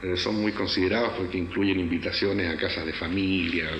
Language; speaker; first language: Spanish; native; Spanish